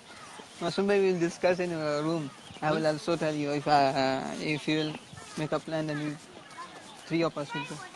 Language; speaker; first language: English; non-native, fluent; Urdu